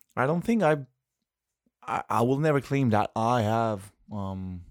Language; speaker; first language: English; non-native, fluent; French